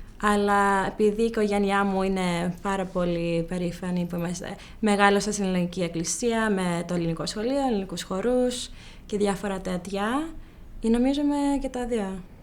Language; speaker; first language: Greek; early bilingual, heritage; Greek